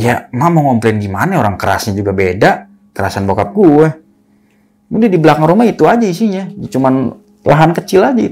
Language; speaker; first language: Indonesian; native; Indonesian